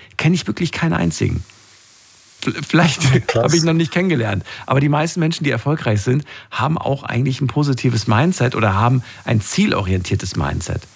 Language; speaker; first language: German; native; German